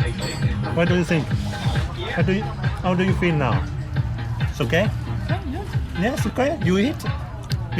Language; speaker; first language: English; non-native, learner; French